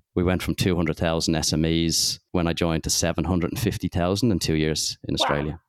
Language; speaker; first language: English; native; English